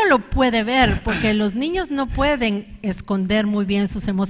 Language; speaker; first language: Spanish; native; Spanish